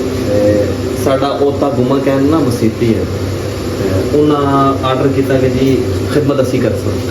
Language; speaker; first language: Urdu; native; Urdu